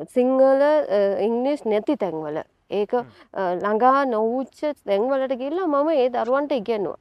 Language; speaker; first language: Sinhala; non-native, local second language; Tamil